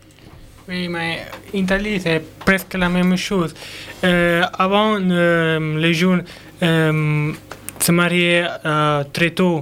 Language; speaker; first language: French; non-native, learner; Italian